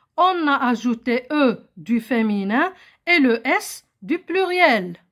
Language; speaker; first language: French; non-native, local second language; Arabic